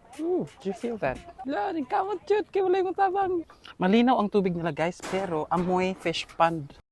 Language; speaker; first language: Filipino; native; Filipino